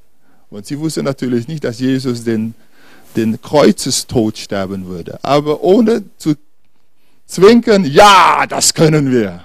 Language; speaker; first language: German; non-native, fluent; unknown